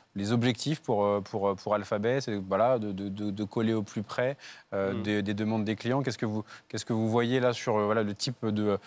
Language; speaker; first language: French; native; French